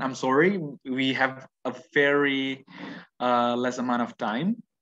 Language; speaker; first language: English; non-native, fluent; Indonesian